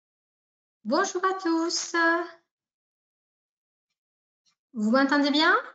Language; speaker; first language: French; native; French